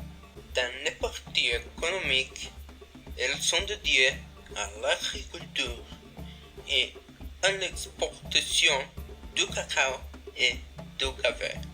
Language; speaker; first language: French; non-native, learner; Spanish